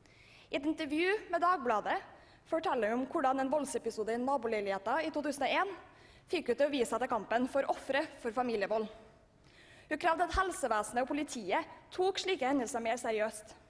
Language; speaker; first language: Norwegian; native; Norwegian